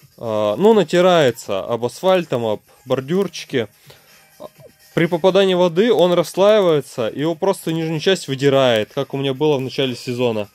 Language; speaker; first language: Russian; native; Russian